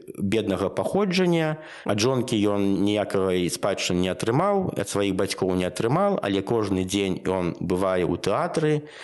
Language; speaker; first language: Belarusian; non-native, local second language; Russian